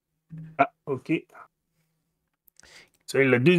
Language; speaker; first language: French; non-native, fluent; English